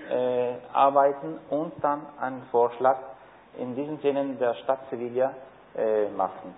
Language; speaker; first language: German; non-native, fluent; Spanish